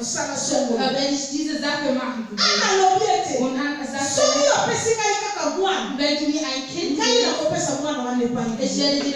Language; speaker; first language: German; non-native, fluent; Lingala